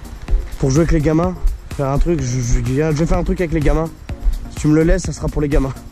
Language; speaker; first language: French; native; French